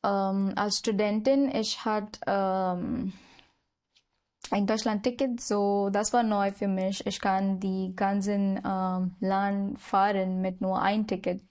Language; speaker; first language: German; non-native, learner; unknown